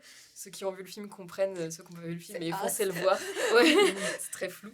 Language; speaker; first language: French; native; French